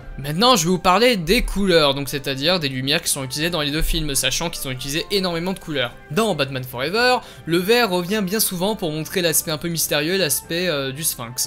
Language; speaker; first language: French; native; French